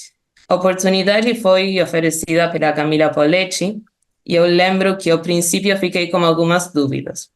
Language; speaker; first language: Portuguese; non-native, fluent; Spanish